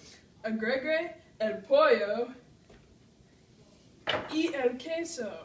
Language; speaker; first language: Spanish; non-native, learner; English